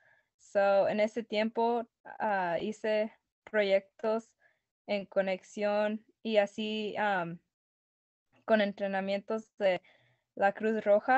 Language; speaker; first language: Spanish; early bilingual, other home language; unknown